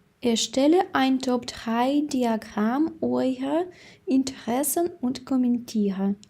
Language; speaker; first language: German; non-native, fluent; Ukrainian